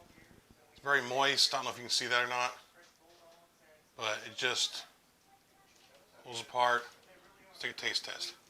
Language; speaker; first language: English; native; English